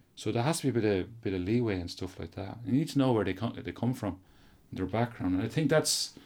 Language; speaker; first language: English; native; English